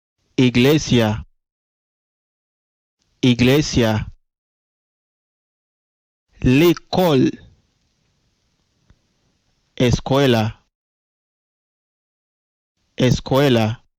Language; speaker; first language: Spanish; non-native, fluent; Haitian Creole